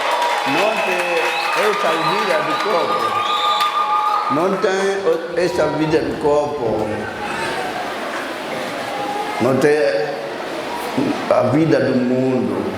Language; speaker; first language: Portuguese; non-native, learner; Lingala